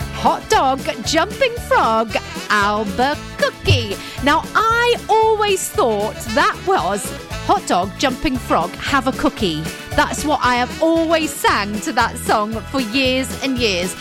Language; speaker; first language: English; native; English